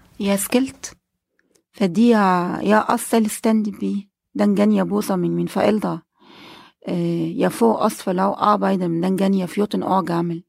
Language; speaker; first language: Danish; non-native, learner; Arabic